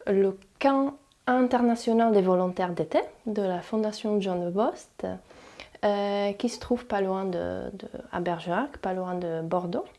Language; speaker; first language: French; non-native, fluent; Czech